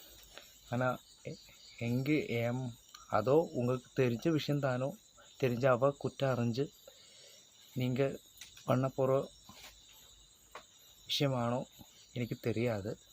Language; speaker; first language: Tamil; non-native, learner; Malayalam